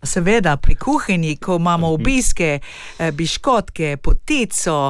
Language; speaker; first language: Slovenian; early bilingual, heritage; Slovenian